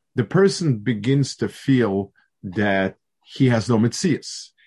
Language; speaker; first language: English; native; English